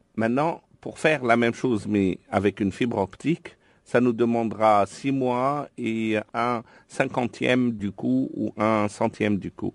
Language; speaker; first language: French; non-native, local second language; Arabic